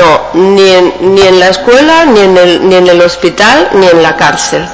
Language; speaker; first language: Italian; non-native, learner; Spanish